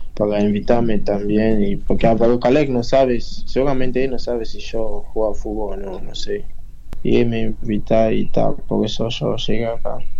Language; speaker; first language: Spanish; non-native, learner; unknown